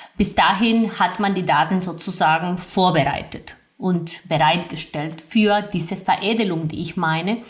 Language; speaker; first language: German; non-native, fluent; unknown